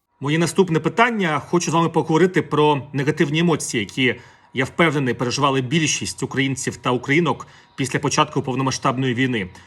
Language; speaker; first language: Ukrainian; native; Ukrainian